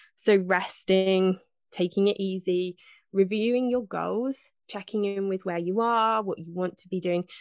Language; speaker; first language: English; native; English